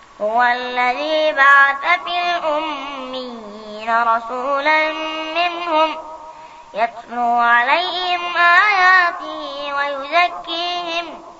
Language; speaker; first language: Arabic; native; Arabic